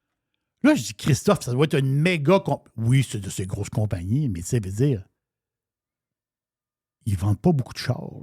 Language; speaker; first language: French; native; French